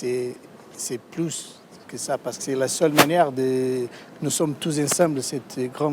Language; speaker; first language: French; non-native, learner; Portuguese